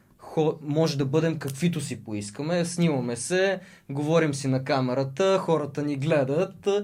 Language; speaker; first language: Bulgarian; early bilingual, other home language; Russian